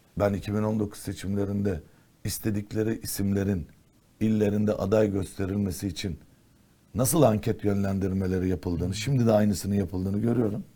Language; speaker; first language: Turkish; non-native, local second language; Kurdish